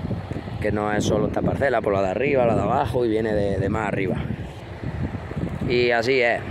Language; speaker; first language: Spanish; native; Spanish